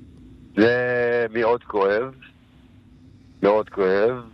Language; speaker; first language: Hebrew; non-native, local second language; Arabic